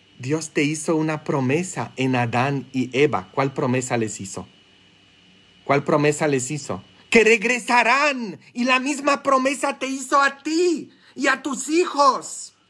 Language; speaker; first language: Spanish; non-native, fluent; English